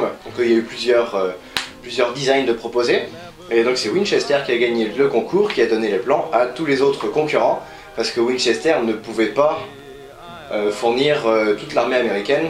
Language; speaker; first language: French; native; French